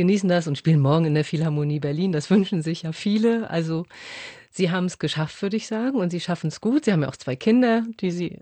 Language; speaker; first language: German; native; German